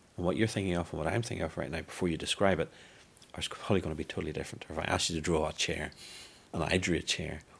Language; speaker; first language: English; native; English